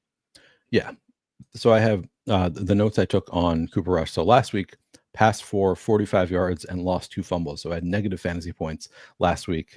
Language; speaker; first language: English; native; English